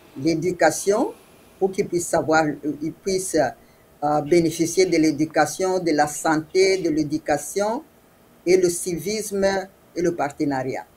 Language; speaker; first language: French; non-native, local second language; Swahili